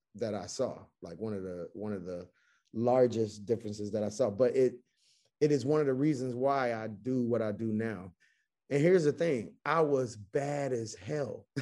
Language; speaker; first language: English; native; English